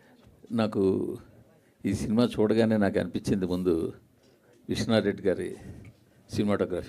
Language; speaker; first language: Telugu; native; Telugu